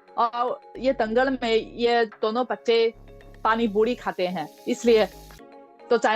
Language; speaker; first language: Hindi; non-native, fluent; Chinese